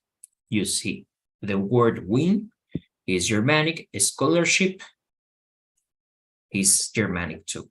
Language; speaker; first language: English; non-native, fluent; Spanish